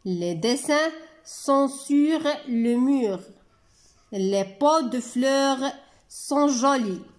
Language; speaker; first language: French; non-native, local second language; Arabic